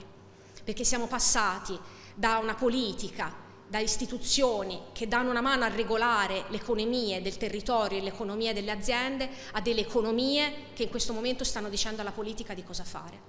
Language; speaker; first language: Italian; native; Italian